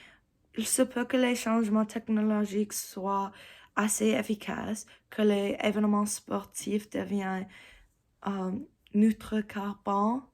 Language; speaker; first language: French; non-native, learner; English